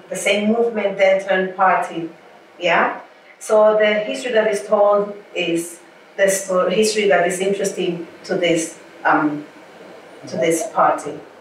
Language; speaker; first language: English; non-native, fluent; Portuguese